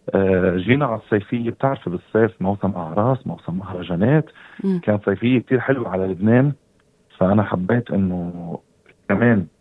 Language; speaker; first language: Arabic; native; Arabic